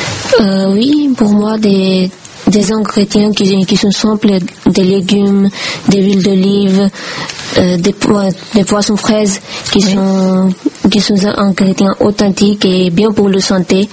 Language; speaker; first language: French; non-native, learner; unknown